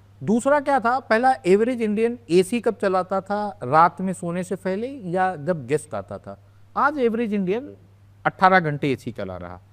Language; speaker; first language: Hindi; native; Hindi